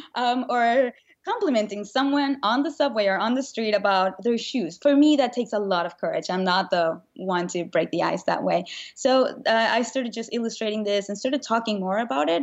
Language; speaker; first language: English; non-native, fluent; Spanish